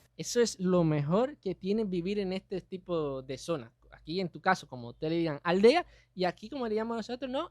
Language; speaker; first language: Spanish; native; Spanish